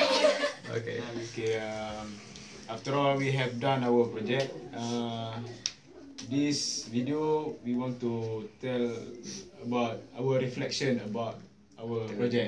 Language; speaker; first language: English; non-native, learner; Malay